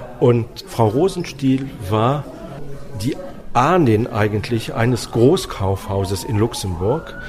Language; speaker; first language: German; non-native, local second language; Luxembourgish